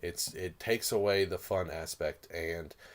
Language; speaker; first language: English; native; English